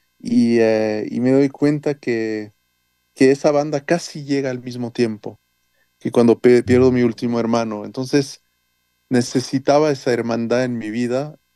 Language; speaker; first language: Spanish; early bilingual, heritage; French